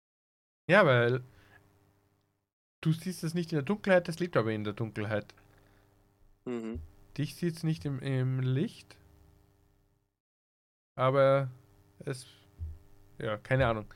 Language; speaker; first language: German; native; German